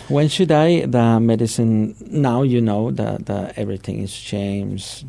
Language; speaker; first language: English; non-native, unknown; Spanish